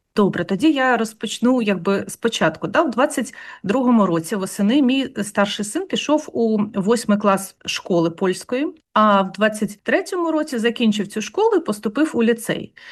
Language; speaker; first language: Ukrainian; native; Ukrainian